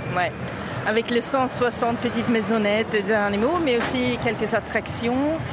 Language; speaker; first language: French; native; French